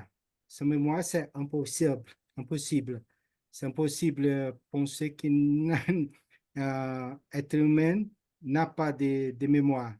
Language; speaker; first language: French; non-native, learner; Portuguese